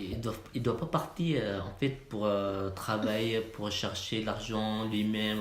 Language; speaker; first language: French; non-native, learner; Malay